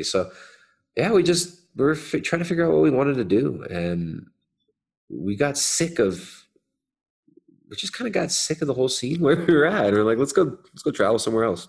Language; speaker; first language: English; native; English